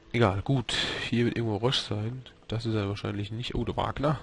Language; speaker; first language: German; native; German